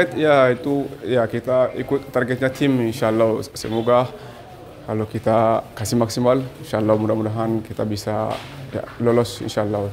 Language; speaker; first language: Indonesian; non-native, learner; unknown